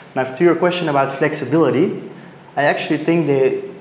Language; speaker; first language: English; non-native, fluent; Dutch